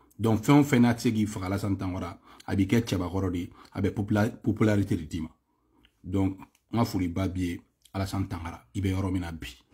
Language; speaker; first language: French; non-native, local second language; Bambara